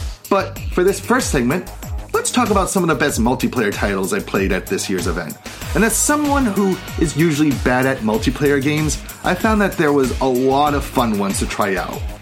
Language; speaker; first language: English; native; English